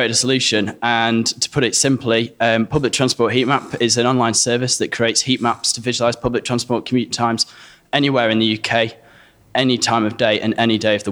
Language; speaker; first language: English; native; English